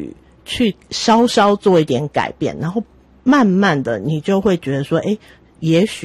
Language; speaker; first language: Chinese; native; Chinese